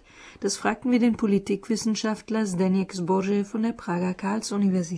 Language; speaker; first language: German; native; German